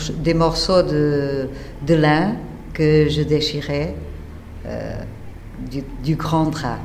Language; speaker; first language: French; non-native, fluent; Portuguese